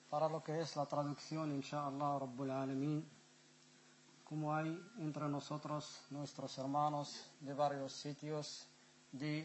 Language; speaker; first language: Spanish; non-native, fluent; Arabic